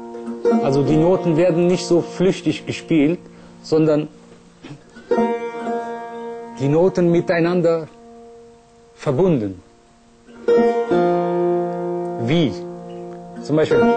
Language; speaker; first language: German; non-native, fluent; Persian